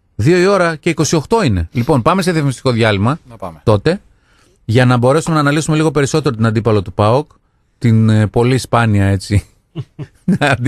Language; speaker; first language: Greek; native; Greek